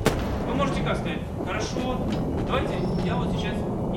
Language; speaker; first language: Russian; native; Russian